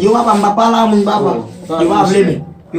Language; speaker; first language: Portuguese; non-native, learner; Haitian Creole